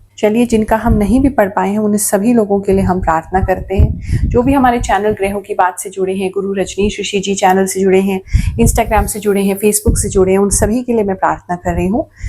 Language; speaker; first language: Hindi; native; Hindi